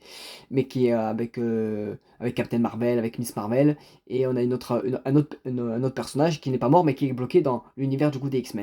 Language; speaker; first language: French; native; French